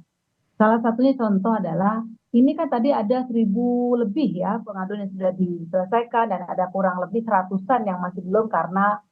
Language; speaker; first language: Indonesian; native; Indonesian